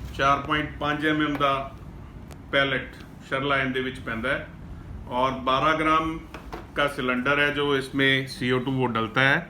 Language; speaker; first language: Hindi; non-native, local second language; Punjabi